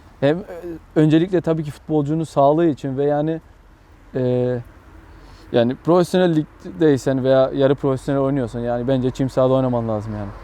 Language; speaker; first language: Turkish; early bilingual, heritage; Turkish